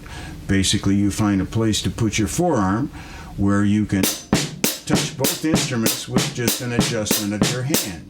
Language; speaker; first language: English; native; English